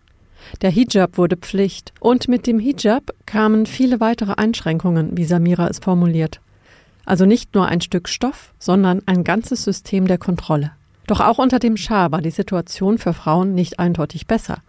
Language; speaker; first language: German; native; German